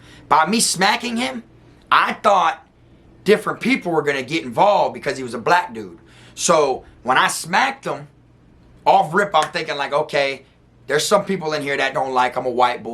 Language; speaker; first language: English; native; English